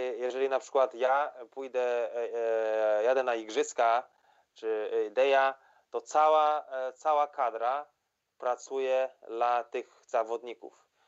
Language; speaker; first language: Polish; non-native, fluent; Chinese